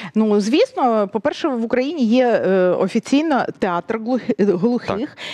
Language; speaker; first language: Ukrainian; native; Ukrainian